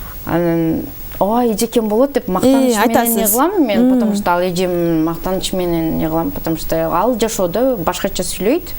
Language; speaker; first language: Kyrgyz; early bilingual, heritage; Kyrgyz